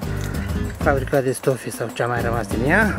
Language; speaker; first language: Romanian; native; Romanian